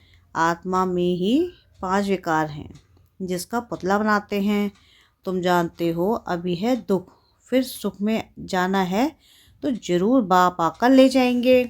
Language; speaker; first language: Hindi; native; Hindi